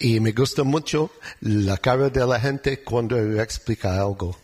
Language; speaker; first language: Spanish; non-native, learner; English